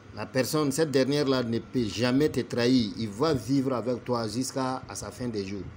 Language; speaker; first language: French; non-native, local second language; Bambara